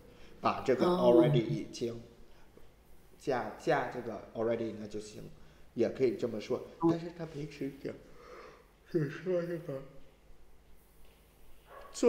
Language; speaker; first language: Chinese; non-native, fluent; Vietnamese